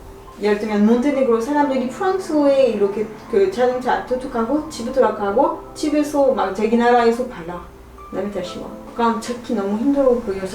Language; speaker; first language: Korean; non-native, learner; French